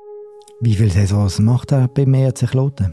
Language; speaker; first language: German; native; German